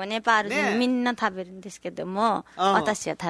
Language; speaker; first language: Japanese; non-native, learner; Nepali